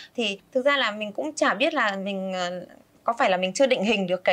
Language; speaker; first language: Vietnamese; early bilingual, other home language; Spanish